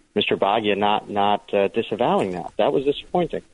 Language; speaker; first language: English; early bilingual, other home language; Hindi